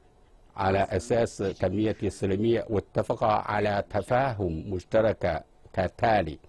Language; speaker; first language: Arabic; non-native, fluent; Chinese